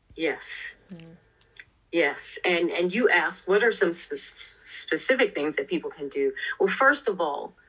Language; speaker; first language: English; native; English